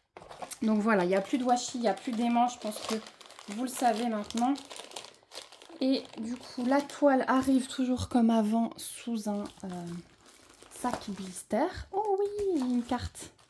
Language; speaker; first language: French; native; French